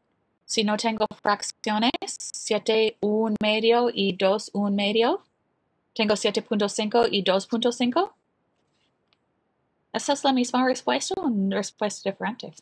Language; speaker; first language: Spanish; non-native, learner; English